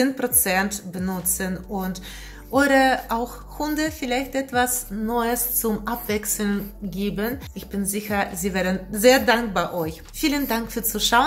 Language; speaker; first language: German; non-native, learner; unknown